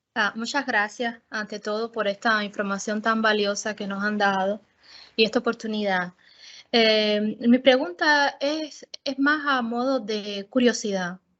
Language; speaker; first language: Spanish; non-native, fluent; Portuguese